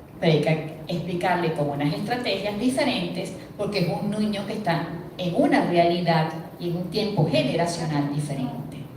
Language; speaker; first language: Spanish; native; Spanish